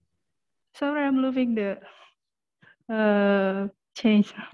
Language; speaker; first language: English; non-native, learner; Indonesian